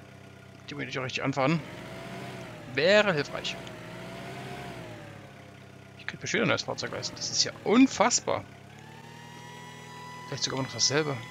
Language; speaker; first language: German; native; German